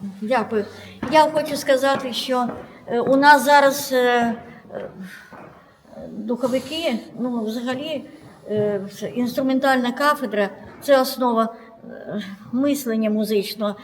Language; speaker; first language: Ukrainian; non-native, local second language; Russian